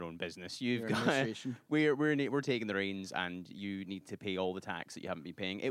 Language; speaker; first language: English; native; English